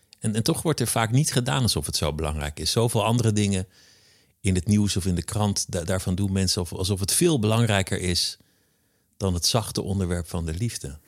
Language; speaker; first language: Dutch; native; Dutch